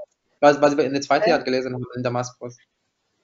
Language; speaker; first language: German; non-native, fluent; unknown